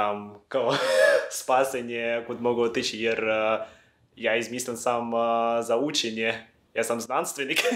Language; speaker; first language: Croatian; non-native, learner; Ukrainian